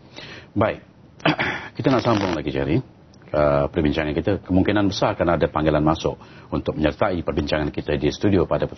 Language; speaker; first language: Malay; native; Malay